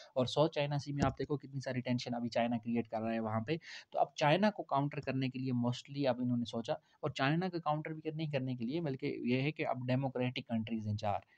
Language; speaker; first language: Hindi; non-native, local second language; Kashmiri